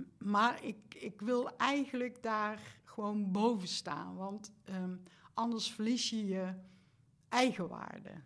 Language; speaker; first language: Dutch; native; Dutch